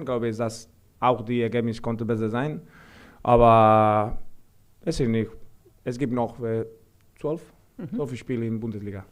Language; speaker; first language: German; non-native, fluent; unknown